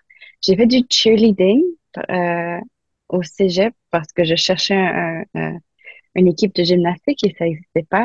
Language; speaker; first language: French; non-native, local second language; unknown